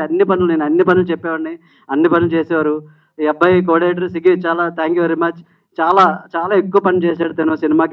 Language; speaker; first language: Telugu; native; Telugu